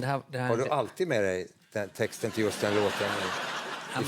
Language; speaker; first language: Swedish; native; Swedish